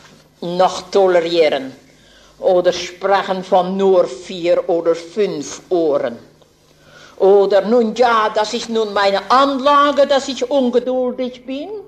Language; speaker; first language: German; non-native, fluent; Dutch